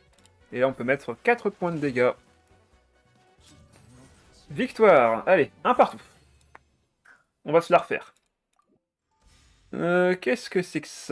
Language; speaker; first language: French; native; French